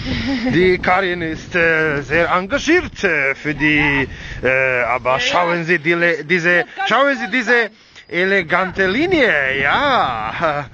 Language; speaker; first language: German; non-native, learner; Croatian